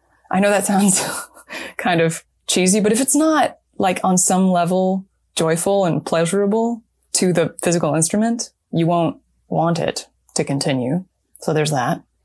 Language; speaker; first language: English; native; English